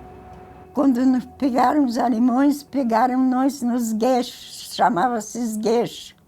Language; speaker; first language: Portuguese; early bilingual, other home language; Ukrainian